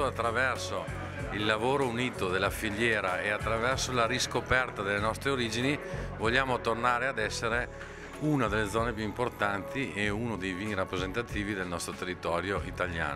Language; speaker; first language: Italian; native; Italian